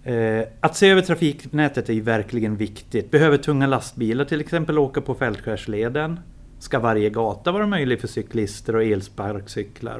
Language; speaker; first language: Swedish; native; Swedish